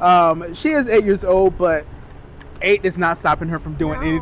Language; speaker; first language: English; native; English